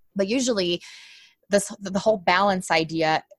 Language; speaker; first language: English; non-native, fluent; Portuguese